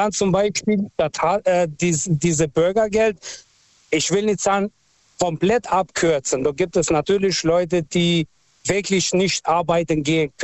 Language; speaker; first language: German; non-native, fluent; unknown